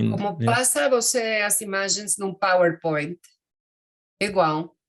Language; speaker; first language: Portuguese; non-native, learner; Spanish